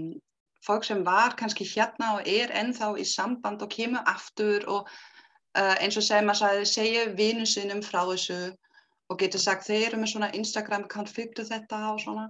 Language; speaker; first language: Icelandic; non-native, learner; German